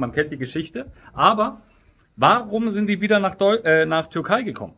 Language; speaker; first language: German; native; German